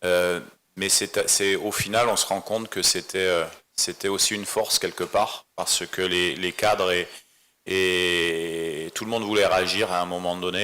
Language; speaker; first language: French; native; French